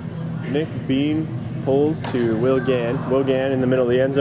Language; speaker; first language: English; native; English